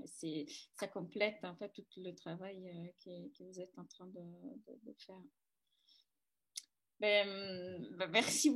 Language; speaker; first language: French; non-native, fluent; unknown